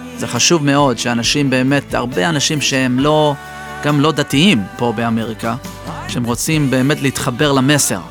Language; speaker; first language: Hebrew; early bilingual, heritage; Hebrew